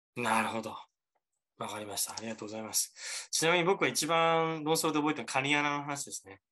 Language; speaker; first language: Japanese; native; Japanese